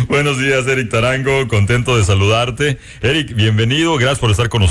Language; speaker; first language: Spanish; native; Spanish